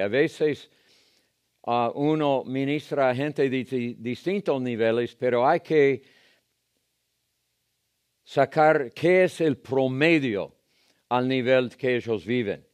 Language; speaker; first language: Spanish; non-native, fluent; English